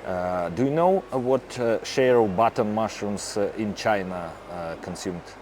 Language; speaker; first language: English; non-native, fluent; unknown